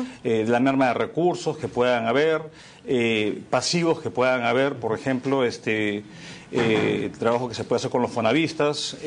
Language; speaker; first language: Spanish; native; Spanish